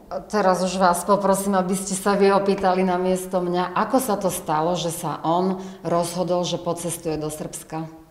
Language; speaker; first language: Slovak; native; Slovak